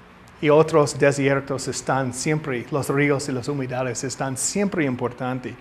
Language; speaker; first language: Spanish; non-native, learner; English